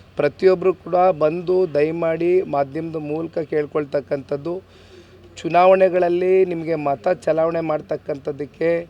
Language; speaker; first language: Kannada; native; Kannada